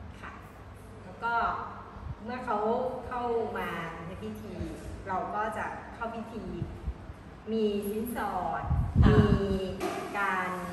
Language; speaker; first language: Thai; native; Thai